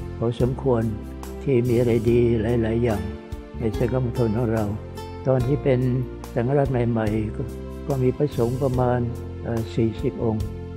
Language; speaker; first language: Thai; non-native, local second language; Vietnamese